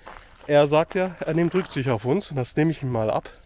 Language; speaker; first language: German; native; German